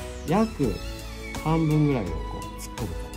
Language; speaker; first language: Japanese; native; Japanese